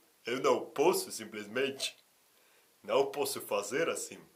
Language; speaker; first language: Portuguese; non-native, fluent; Russian